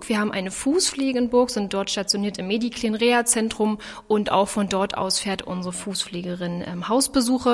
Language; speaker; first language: German; native; German